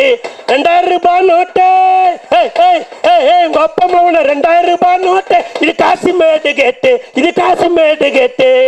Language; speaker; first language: Tamil; native; Tamil